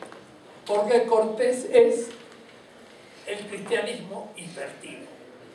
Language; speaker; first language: Spanish; native; Spanish